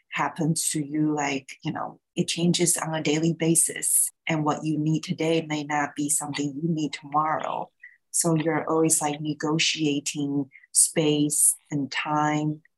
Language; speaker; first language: English; early bilingual, other home language; Thai